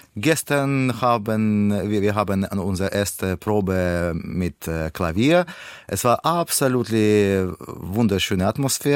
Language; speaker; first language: German; non-native, fluent; Russian